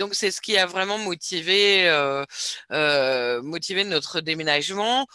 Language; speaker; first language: French; native; French